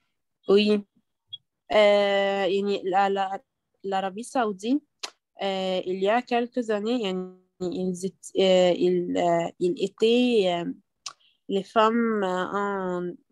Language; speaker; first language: French; non-native, learner; Arabic